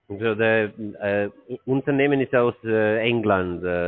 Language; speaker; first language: German; non-native, learner; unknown